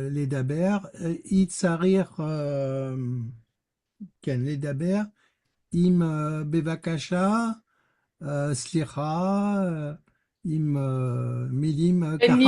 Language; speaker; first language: Hebrew; non-native, learner; French